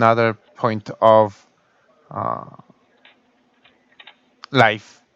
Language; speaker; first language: English; non-native, learner; Korean